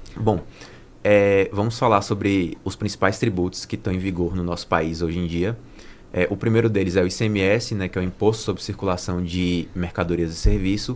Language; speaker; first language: Portuguese; native; Portuguese